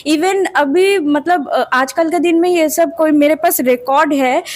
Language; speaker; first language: Hindi; non-native, local second language; Bangla